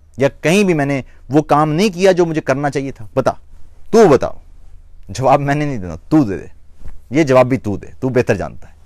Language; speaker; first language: Urdu; non-native, local second language; Punjabi